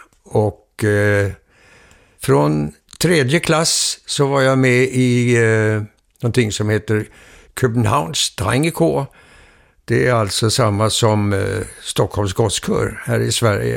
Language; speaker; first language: Swedish; early bilingual, heritage; Danish